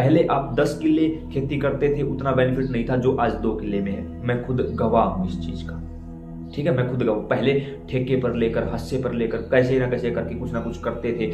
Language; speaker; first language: Hindi; native; Hindi